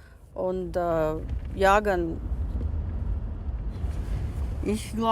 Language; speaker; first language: German; non-native, learner; Latvian